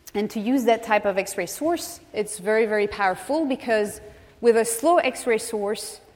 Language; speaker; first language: English; non-native, fluent; French